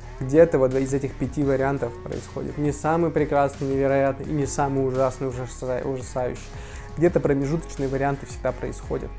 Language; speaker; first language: Russian; native; Russian